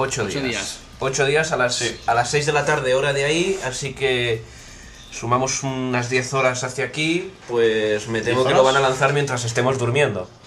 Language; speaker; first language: Spanish; native; Spanish